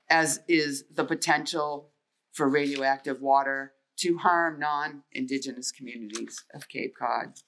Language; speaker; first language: English; native; English